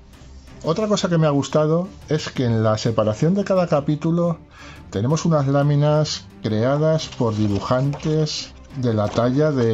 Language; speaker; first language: Spanish; native; Spanish